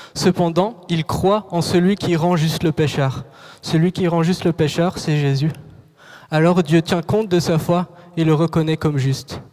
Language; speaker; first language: French; native; French